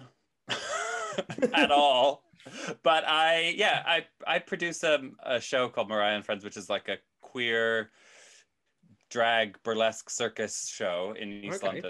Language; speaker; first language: English; native; English